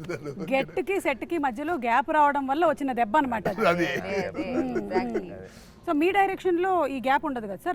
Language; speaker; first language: Telugu; native; Telugu